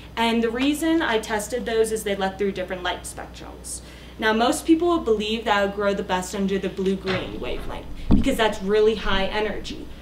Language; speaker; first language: English; native; English